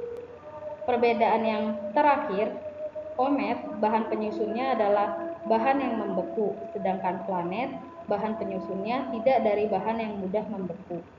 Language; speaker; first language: Indonesian; native; Indonesian